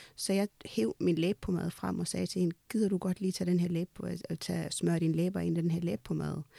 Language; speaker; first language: Danish; early bilingual, other home language; Amharic